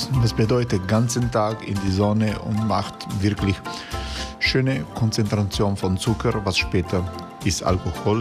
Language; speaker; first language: German; non-native, fluent; Croatian